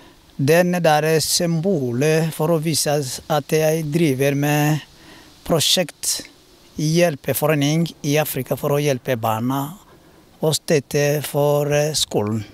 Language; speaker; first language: Norwegian; non-native, learner; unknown